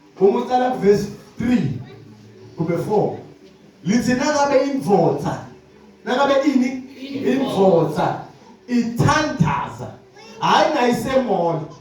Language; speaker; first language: Zulu; non-native, local second language; Swati